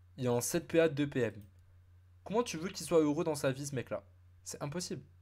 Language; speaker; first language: French; native; French